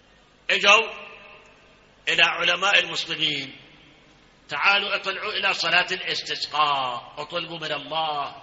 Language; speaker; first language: Arabic; native; Arabic